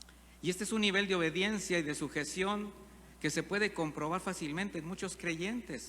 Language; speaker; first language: Spanish; native; Spanish